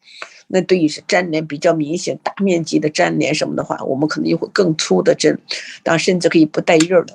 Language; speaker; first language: Chinese; native; Chinese